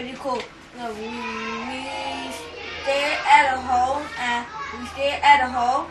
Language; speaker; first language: English; non-native, learner; Burmese